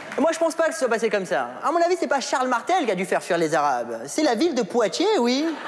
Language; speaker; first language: French; early bilingual, other home language; Arabic